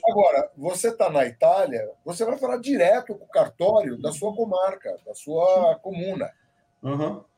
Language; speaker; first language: Portuguese; native; Portuguese